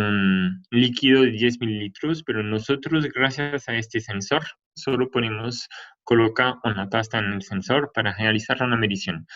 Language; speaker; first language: Spanish; non-native, fluent; French